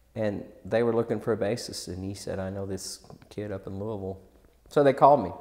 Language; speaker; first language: English; native; English